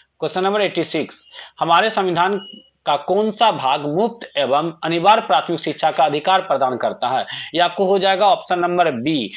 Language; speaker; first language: Hindi; native; Hindi